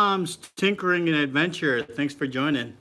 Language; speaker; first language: English; native; English